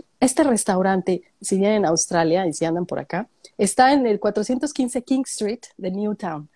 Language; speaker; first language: Spanish; native; Spanish